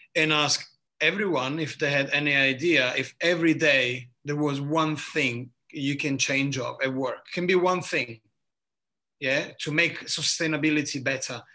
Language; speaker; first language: English; non-native, fluent; Italian